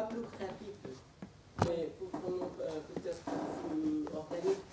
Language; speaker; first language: French; non-native, learner; Spanish